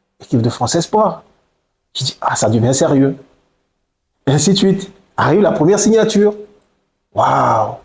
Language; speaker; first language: French; early bilingual, other home language; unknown